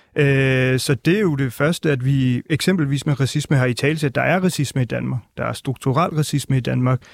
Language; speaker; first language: Danish; early bilingual, other home language; Punjabi